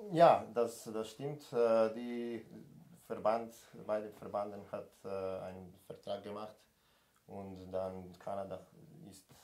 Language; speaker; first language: German; non-native, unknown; Slovenian